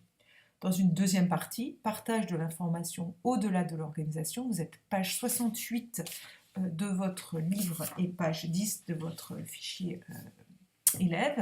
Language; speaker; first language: French; native; French